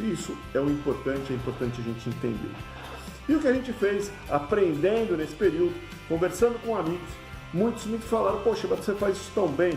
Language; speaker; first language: Portuguese; native; Portuguese